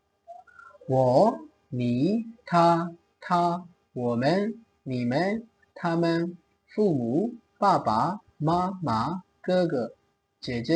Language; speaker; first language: Chinese; non-native, fluent; Burmese